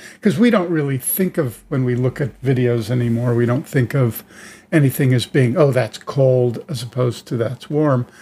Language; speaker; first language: English; native; English